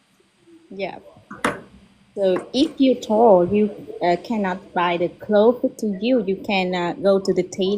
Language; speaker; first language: English; non-native, learner; Vietnamese